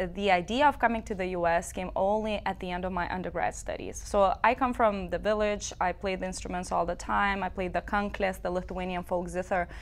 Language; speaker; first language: English; non-native, fluent; Lithuanian